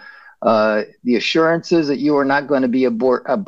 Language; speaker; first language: English; early bilingual, other home language; Spanish